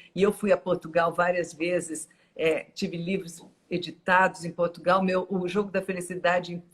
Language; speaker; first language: Portuguese; native; Portuguese